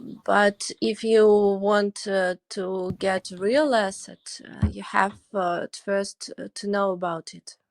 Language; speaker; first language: English; non-native, learner; Russian